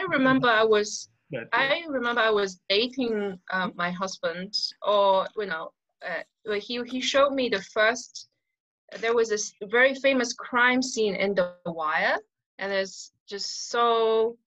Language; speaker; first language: English; non-native, fluent; Wu Chinese